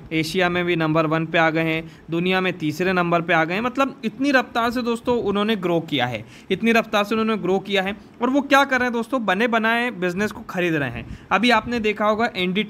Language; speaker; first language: Hindi; native; Hindi